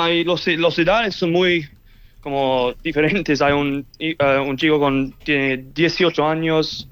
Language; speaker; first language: Spanish; early bilingual, heritage; English